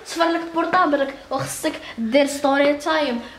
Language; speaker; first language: Arabic; native; Arabic